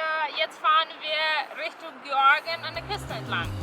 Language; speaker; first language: German; non-native, fluent; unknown